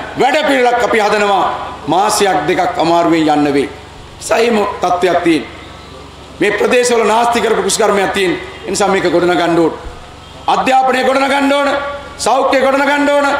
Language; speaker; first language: Sinhala; native; Sinhala